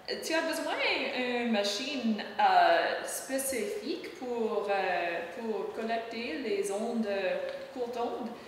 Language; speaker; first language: French; non-native, learner; English